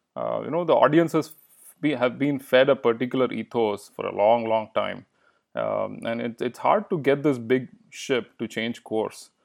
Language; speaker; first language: English; non-native, local second language; Kannada